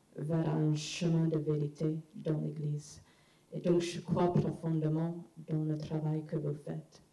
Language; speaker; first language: French; non-native, fluent; English